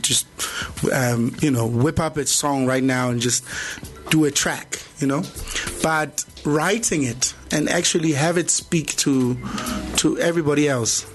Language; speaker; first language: English; non-native, local second language; Zulu